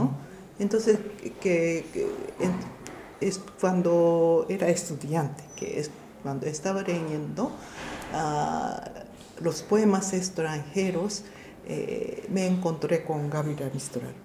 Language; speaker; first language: Spanish; non-native, fluent; Japanese